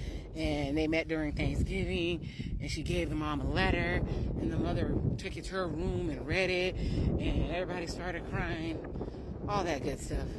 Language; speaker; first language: English; native; English